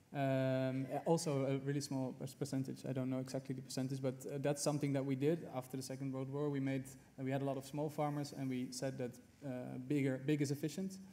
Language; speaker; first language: English; non-native, fluent; Dutch